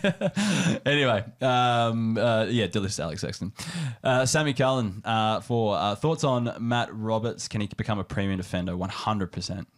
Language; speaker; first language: English; native; English